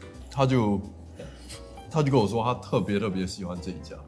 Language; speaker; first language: Chinese; non-native, local second language; English